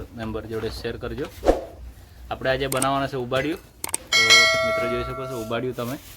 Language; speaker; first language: Gujarati; non-native, local second language; Kukna